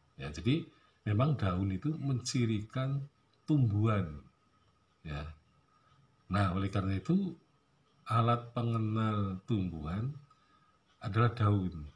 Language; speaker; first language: Indonesian; non-native, local second language; Javanese